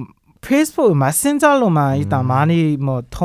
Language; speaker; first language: Korean; non-native, learner; Burmese